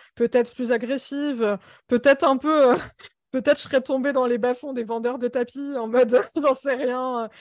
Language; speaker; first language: French; native; French